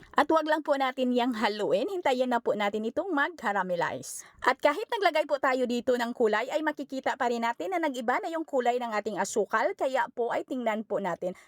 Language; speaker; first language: Filipino; non-native, local second language; Cebuano